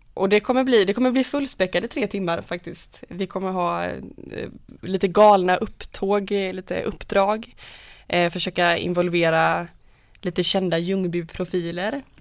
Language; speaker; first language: Swedish; native; Swedish